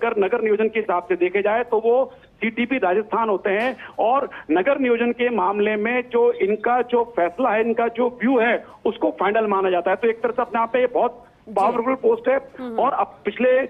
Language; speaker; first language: Hindi; native; Hindi